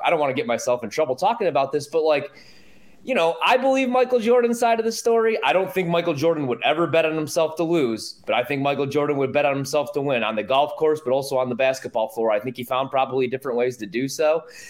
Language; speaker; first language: English; native; English